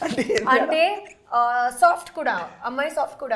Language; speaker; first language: Telugu; non-native, local second language; Hindi